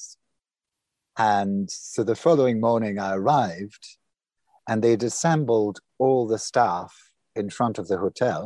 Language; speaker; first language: English; non-native, fluent; French